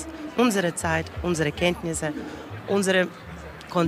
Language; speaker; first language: German; non-native, learner; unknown